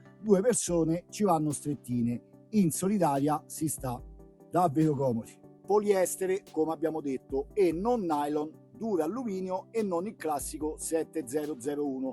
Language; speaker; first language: Italian; native; Italian